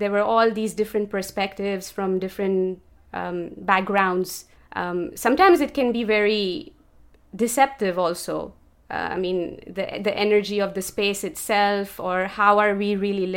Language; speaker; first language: English; non-native, local second language; Urdu